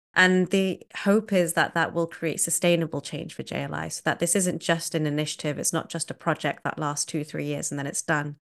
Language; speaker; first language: English; native; English